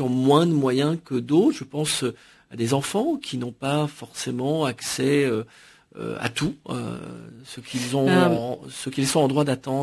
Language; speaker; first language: French; native; French